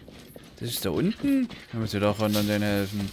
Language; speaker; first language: German; native; German